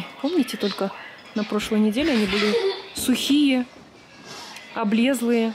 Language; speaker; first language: Russian; native; Russian